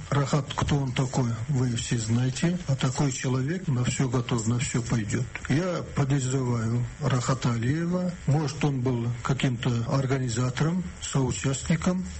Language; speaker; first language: Russian; non-native, local second language; Kazakh